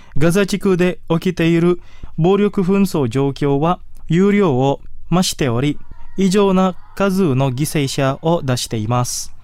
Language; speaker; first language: Japanese; non-native, fluent; Indonesian